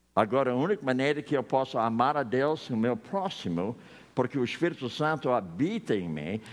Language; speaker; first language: Portuguese; non-native, fluent; English